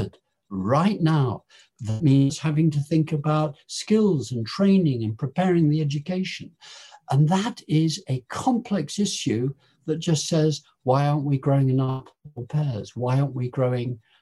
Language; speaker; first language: English; native; English